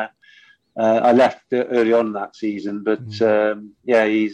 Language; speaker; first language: English; native; English